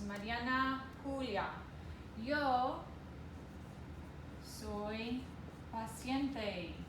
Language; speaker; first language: Spanish; non-native, fluent; English